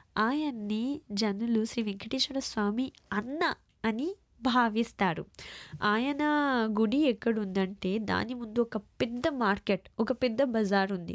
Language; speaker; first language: Telugu; early bilingual, heritage; Telugu